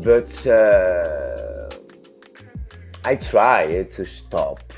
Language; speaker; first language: English; non-native, learner; French